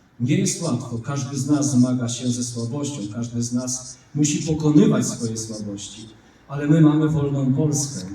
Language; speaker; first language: Polish; native; Polish